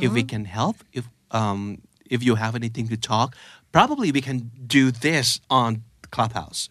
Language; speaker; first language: English; non-native, fluent; Thai